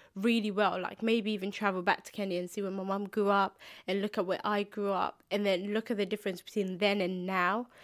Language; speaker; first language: English; early bilingual, other home language; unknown